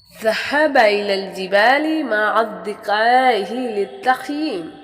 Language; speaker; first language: Arabic; non-native, fluent; Urdu